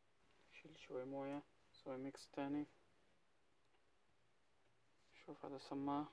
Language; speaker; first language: Arabic; non-native, learner; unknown